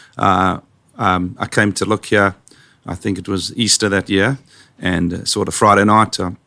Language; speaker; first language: English; native; English